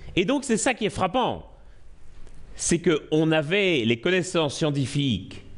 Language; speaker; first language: French; native; French